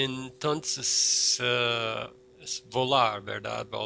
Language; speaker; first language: Spanish; non-native, fluent; English